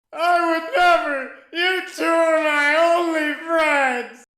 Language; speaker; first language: English; native; English